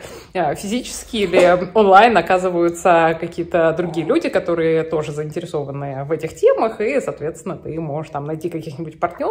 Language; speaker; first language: Russian; native; Russian